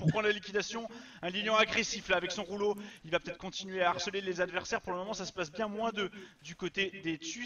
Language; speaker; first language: French; native; French